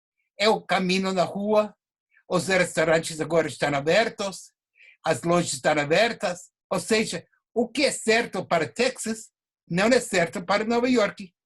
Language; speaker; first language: Portuguese; non-native, fluent; English